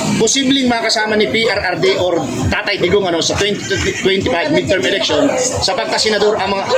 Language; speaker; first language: Filipino; non-native, local second language; Bikol